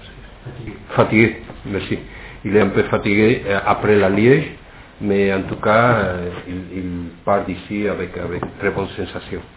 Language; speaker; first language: French; non-native, fluent; Spanish